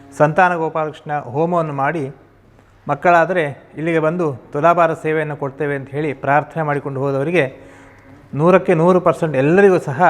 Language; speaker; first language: Kannada; native; Kannada